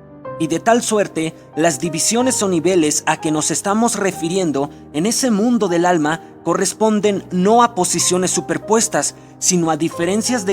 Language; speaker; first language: Spanish; native; Spanish